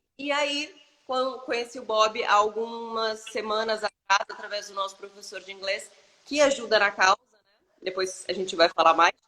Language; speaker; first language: Portuguese; native; Portuguese